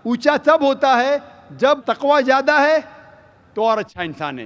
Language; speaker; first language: Hindi; native; Hindi